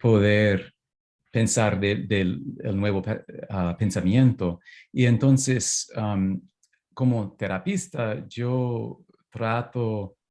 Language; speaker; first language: Spanish; non-native, fluent; English